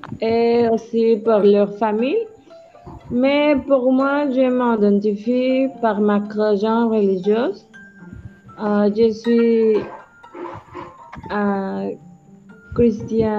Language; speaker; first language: French; non-native, learner; Spanish